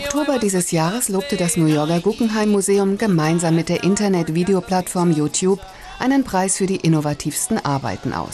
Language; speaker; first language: German; native; German